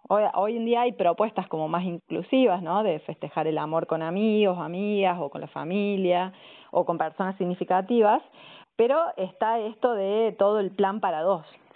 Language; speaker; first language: Spanish; native; Spanish